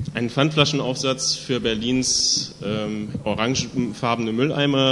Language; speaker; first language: German; native; German